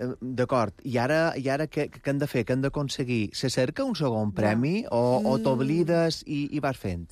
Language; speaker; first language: Catalan; native; Catalan